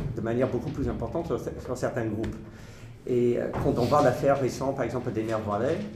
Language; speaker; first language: French; non-native, fluent; English